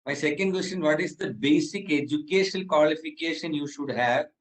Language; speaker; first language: English; non-native, local second language; Malayalam